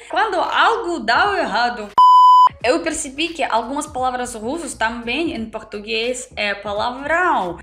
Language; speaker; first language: Portuguese; non-native, learner; Russian